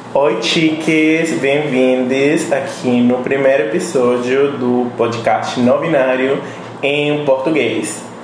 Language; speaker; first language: Portuguese; non-native, fluent; Spanish